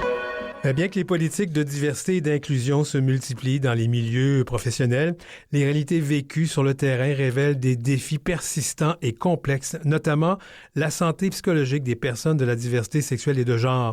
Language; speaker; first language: French; native; French